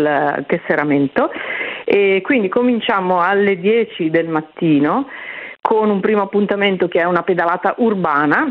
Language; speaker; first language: Italian; native; Italian